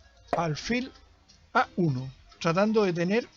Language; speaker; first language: Spanish; native; Spanish